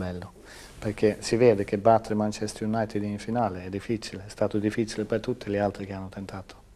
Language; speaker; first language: Italian; non-native, fluent; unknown